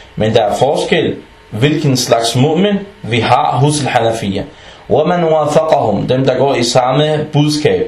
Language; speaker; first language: Danish; early bilingual, other home language; Arabic